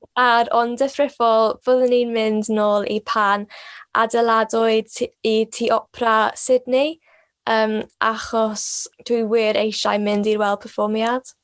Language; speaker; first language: Welsh; non-native, local second language; English